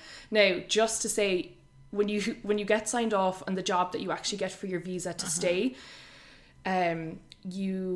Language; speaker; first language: English; native; English